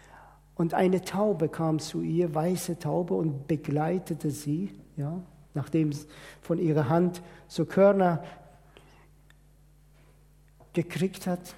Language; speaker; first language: German; non-native, fluent; Persian